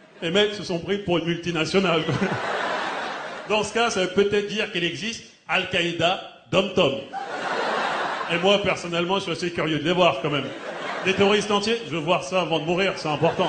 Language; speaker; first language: French; early bilingual, other home language; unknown